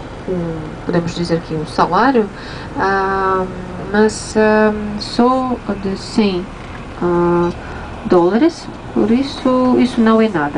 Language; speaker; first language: Portuguese; non-native, fluent; Russian